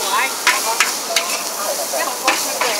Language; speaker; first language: English; non-native, local second language; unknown